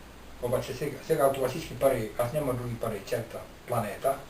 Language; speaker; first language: Bulgarian; non-native, learner; Finnish